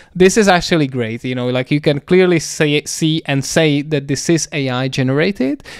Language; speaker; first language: English; non-native, fluent; Czech